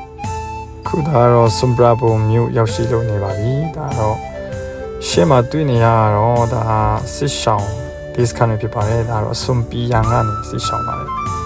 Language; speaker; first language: Burmese; non-native, local second language; Kachin